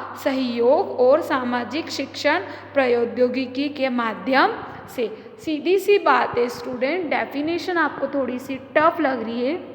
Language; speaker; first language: Hindi; native; Hindi